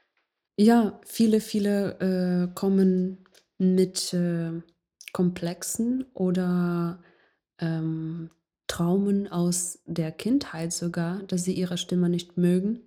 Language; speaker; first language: German; non-native, fluent; Ukrainian